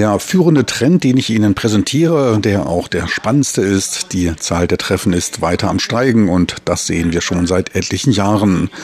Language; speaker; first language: German; native; German